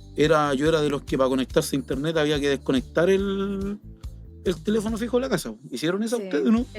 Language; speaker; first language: Spanish; native; Spanish